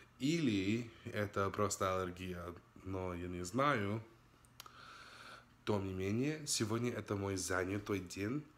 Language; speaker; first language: Russian; non-native, learner; English